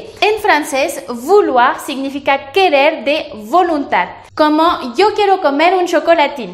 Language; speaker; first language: Spanish; non-native, fluent; French